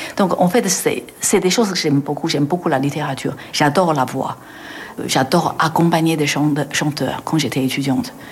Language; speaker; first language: French; non-native, fluent; Chinese